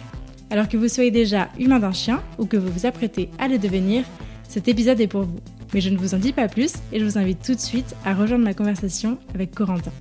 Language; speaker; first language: French; native; French